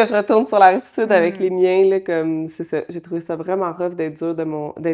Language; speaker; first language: French; native; French